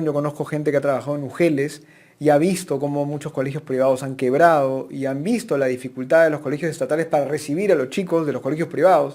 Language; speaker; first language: Spanish; native; Spanish